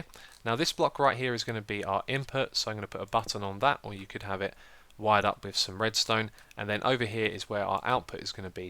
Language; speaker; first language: English; native; English